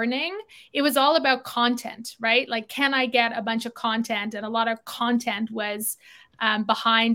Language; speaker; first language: English; native; English